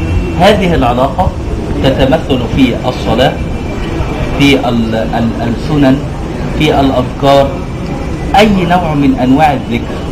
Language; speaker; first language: Arabic; native; Arabic